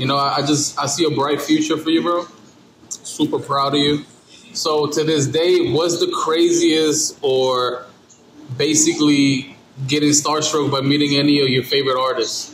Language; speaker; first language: English; early bilingual, other home language; Spanish